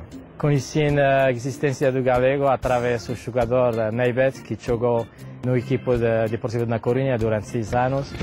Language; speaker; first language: Portuguese; non-native, fluent; Arabic